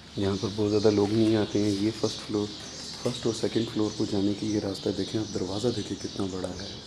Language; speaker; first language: Urdu; non-native, local second language; Punjabi